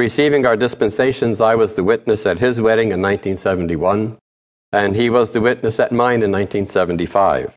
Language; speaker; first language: English; early bilingual, other home language; Polish